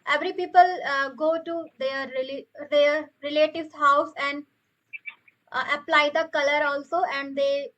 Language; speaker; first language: English; non-native, local second language; Hindi